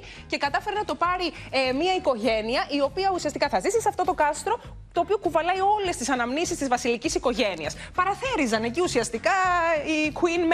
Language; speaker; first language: Greek; native; Greek